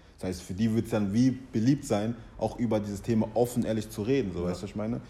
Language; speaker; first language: German; early bilingual, other home language; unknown